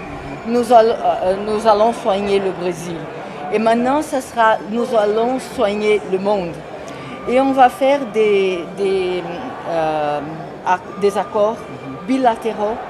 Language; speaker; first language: French; non-native, fluent; Portuguese